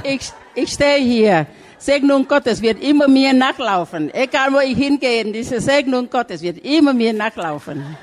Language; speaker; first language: German; non-native, fluent; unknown